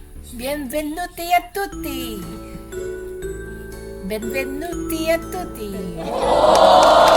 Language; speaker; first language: Italian; non-native, learner; Filipino